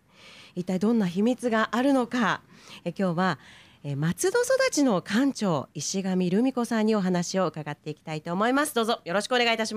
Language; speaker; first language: Japanese; native; Japanese